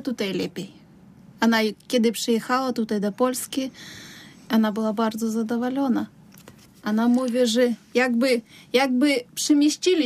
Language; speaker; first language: Polish; non-native, learner; Russian